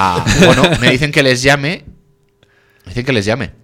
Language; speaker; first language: Spanish; native; Spanish